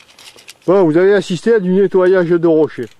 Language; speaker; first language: French; native; French